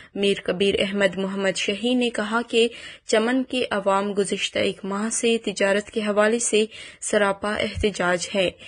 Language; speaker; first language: Urdu; non-native, local second language; Baluchi